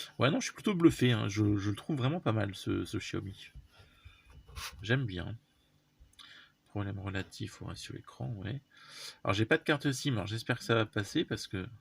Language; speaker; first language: French; native; French